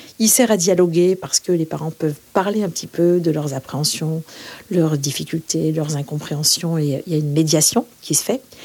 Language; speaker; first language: French; native; French